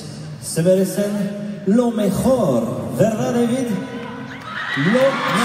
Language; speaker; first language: Spanish; non-native, learner; French